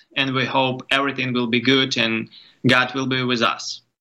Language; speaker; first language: English; non-native, learner; Ukrainian